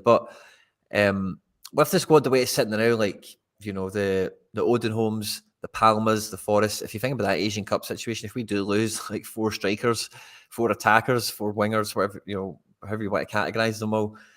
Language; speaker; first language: English; native; English